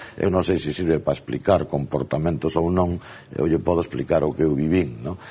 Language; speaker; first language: Galician; non-native, local second language; Spanish